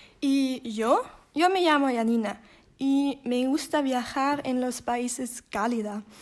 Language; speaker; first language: Spanish; non-native, learner; Swiss German